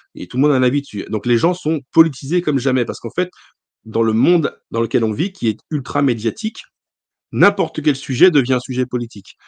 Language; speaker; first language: French; native; French